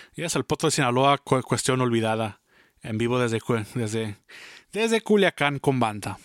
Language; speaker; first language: Spanish; early bilingual, heritage; Spanish